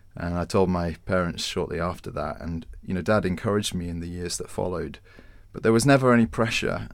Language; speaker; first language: English; native; English